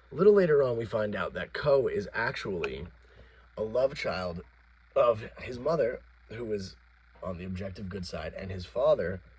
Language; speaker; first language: English; native; English